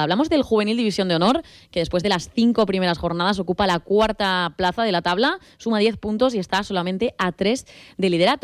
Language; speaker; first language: Spanish; native; Spanish